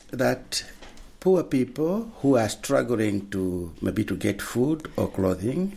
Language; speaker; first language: English; non-native, local second language; Nyanja